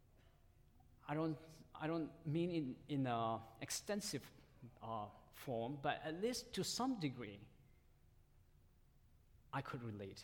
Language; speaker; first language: English; non-native, fluent; Tedim Chin